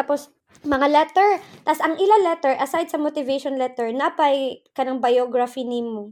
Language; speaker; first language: Filipino; non-native, local second language; Surigaonon